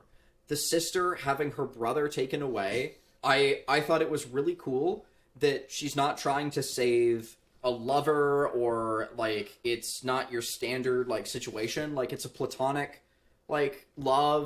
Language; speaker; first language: English; native; English